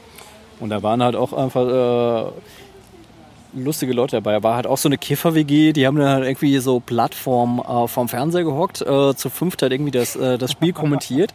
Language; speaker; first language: German; native; German